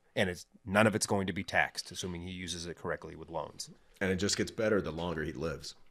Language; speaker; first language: English; native; English